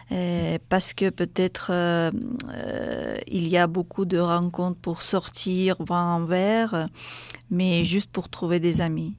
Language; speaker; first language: French; non-native, fluent; Russian